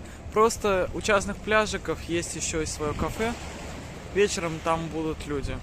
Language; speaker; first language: Russian; native; Russian